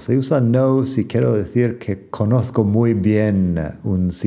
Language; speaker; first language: Spanish; non-native, fluent; English